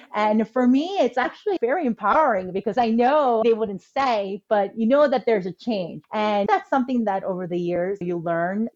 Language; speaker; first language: English; early bilingual, other home language; Korean